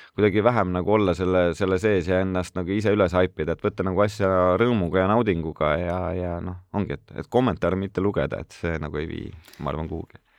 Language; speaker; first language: Estonian; native; Estonian